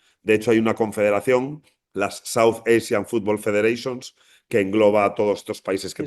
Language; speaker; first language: Spanish; native; Spanish